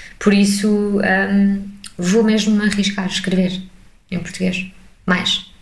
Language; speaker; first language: Portuguese; early bilingual, heritage; English